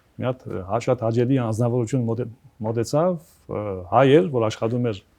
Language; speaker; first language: Armenian; early bilingual, heritage; Armenian